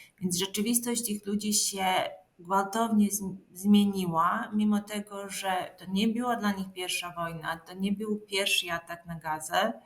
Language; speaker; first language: Polish; non-native, fluent; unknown